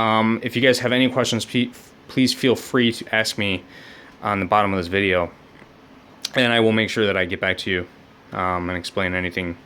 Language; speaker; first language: English; native; English